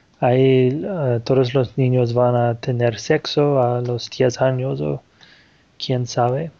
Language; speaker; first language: Spanish; non-native, fluent; Portuguese